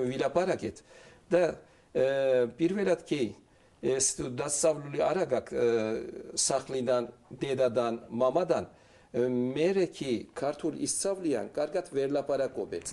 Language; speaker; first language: Georgian; early bilingual, heritage; Turkish